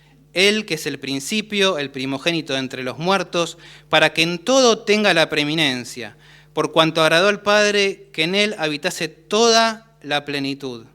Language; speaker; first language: Spanish; native; Spanish